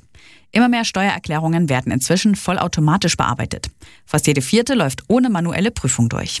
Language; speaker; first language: German; native; German